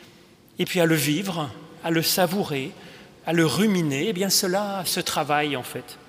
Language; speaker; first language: French; native; French